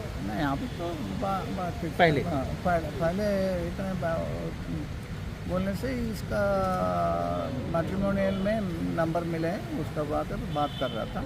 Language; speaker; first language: Hindi; non-native, local second language; Malayalam